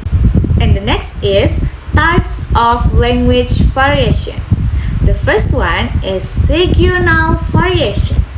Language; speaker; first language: English; non-native, local second language; Indonesian